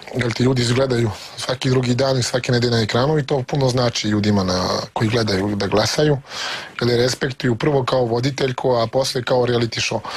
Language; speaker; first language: Bosnian; early bilingual, heritage; Serbian